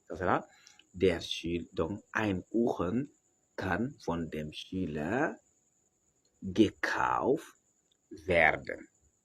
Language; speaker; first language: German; non-native, fluent; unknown